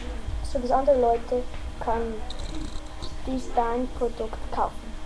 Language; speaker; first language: German; non-native, learner; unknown